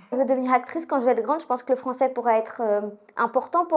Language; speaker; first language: French; non-native, learner; Polish